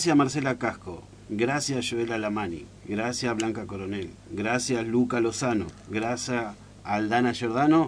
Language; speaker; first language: Spanish; native; Spanish